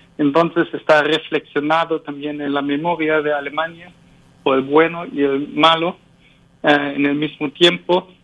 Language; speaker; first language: Spanish; non-native, learner; German